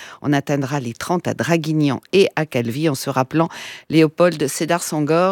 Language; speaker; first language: French; native; French